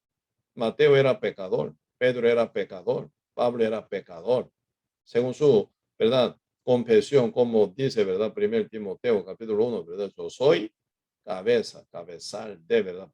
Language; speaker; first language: Spanish; non-native, fluent; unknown